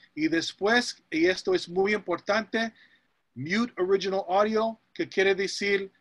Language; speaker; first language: Spanish; non-native, fluent; English